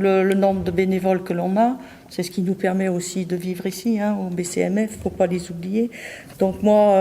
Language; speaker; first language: French; native; French